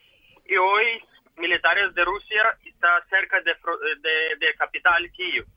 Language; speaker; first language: Spanish; non-native, learner; Ukrainian